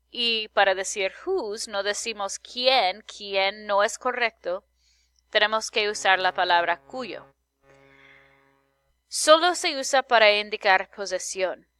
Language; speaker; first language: Spanish; non-native, fluent; English